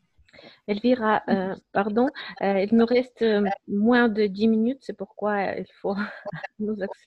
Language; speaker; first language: French; non-native, fluent; Russian